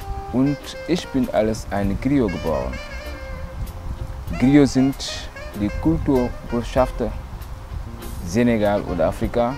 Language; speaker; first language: German; non-native, local second language; Wolof